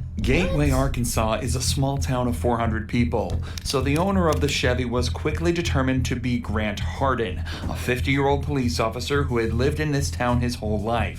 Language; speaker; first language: English; native; English